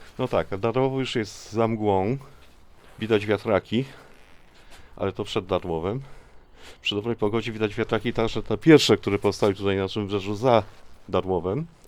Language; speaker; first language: Polish; native; Polish